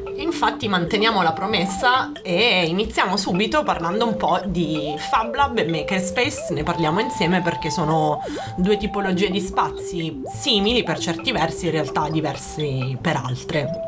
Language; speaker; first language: Italian; native; Italian